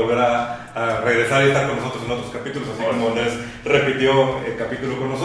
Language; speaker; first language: Spanish; native; Spanish